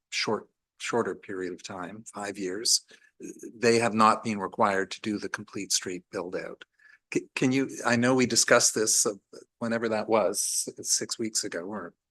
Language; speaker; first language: English; native; English